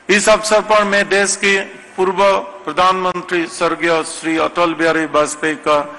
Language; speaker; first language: Hindi; non-native, local second language; Assamese